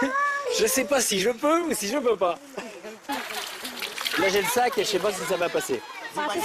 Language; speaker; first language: French; native; French